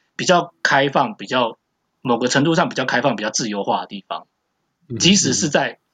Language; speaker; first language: Chinese; native; Chinese